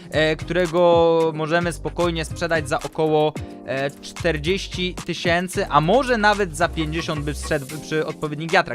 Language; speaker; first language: Polish; native; Polish